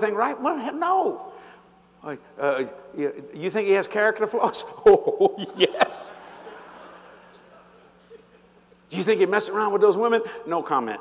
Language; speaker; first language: English; native; English